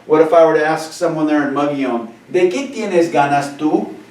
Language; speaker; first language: Spanish; non-native, fluent; English